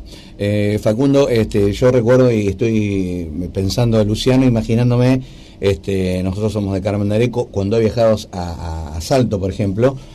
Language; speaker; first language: Spanish; native; Spanish